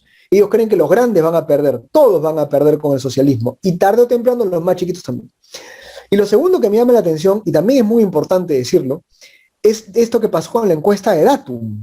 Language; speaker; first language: Spanish; native; Spanish